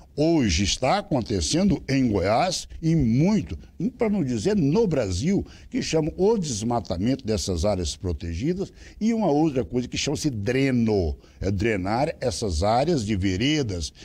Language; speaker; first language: Portuguese; native; Portuguese